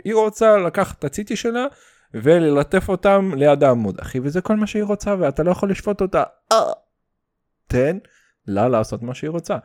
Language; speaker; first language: Hebrew; early bilingual, other home language; Russian